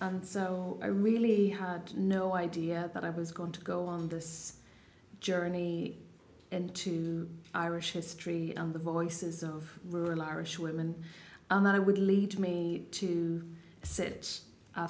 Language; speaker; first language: English; non-native, local second language; Irish